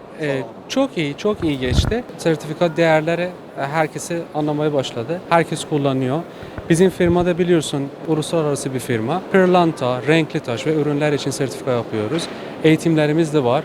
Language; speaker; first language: Turkish; non-native, learner; Persian